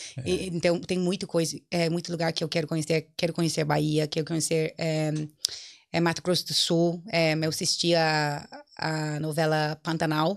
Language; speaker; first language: Portuguese; non-native, fluent; English